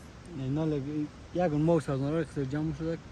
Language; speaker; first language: Persian; native; Persian